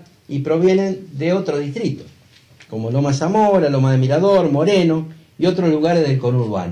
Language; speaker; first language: Spanish; native; Spanish